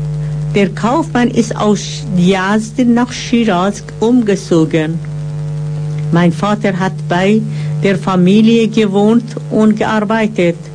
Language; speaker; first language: German; non-native, fluent; Persian